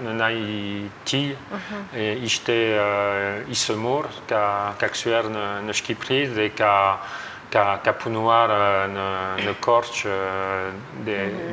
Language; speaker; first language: Albanian; non-native, learner; French